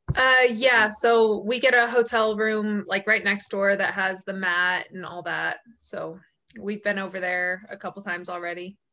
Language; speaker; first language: English; native; English